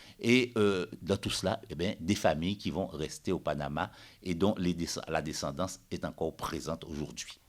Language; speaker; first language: French; native; French